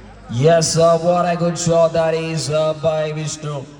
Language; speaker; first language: English; non-native, local second language; Malayalam